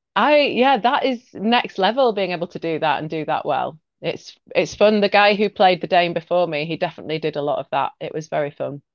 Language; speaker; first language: English; native; English